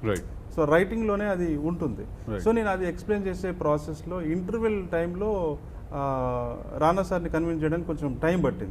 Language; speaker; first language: Telugu; native; Telugu